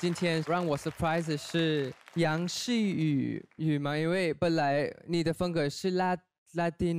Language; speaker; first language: Chinese; non-native, learner; Thai